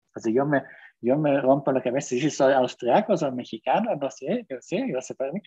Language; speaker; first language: Spanish; non-native, fluent; German